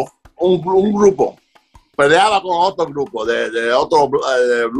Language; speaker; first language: Spanish; early bilingual, other home language; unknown